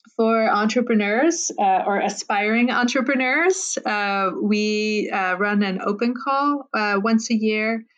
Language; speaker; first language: English; non-native, fluent; French